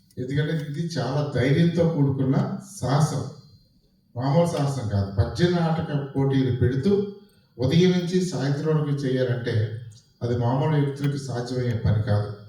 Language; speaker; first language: Telugu; native; Telugu